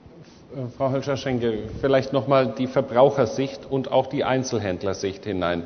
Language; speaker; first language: German; native; German